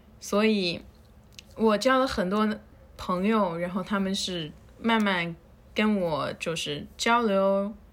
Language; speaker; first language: Chinese; non-native, fluent; Spanish